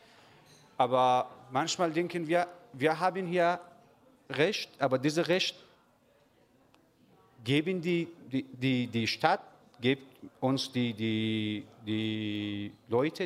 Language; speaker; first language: German; non-native, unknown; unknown